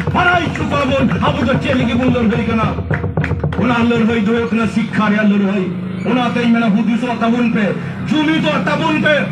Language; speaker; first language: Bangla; non-native, local second language; Santali